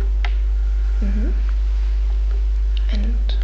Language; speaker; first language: English; non-native, fluent; German